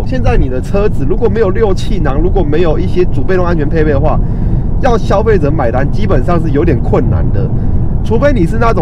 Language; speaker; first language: Chinese; native; Chinese